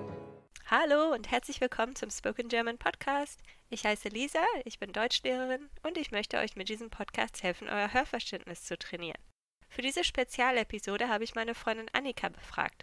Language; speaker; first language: German; native; German